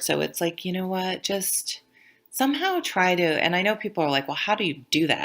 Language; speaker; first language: English; native; English